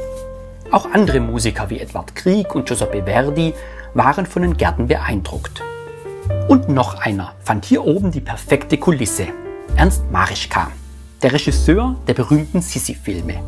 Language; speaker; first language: German; native; German